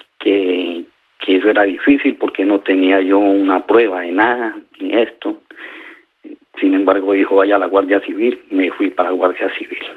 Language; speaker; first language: Spanish; native; Spanish